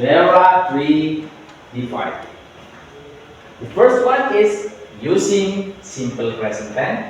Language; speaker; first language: English; non-native, learner; Indonesian